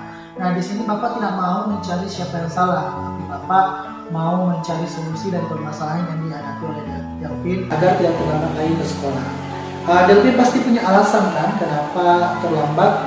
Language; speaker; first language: Indonesian; native; Indonesian